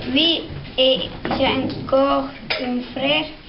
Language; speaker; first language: French; non-native, learner; Dutch